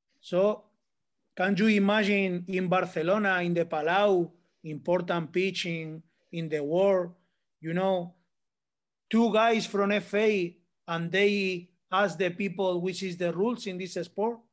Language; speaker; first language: English; non-native, learner; Spanish